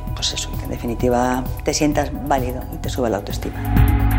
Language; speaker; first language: Spanish; native; Spanish